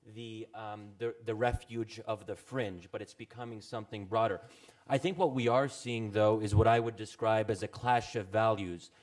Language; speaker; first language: English; native; English